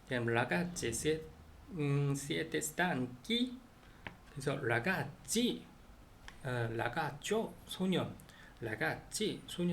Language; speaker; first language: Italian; non-native, learner; Korean